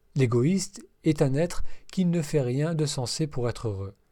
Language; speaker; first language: French; non-native, local second language; Arabic